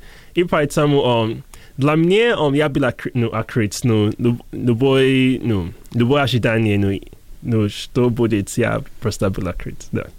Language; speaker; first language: Russian; non-native, learner; English